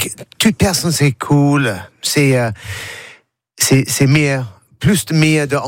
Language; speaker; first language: French; non-native, learner; English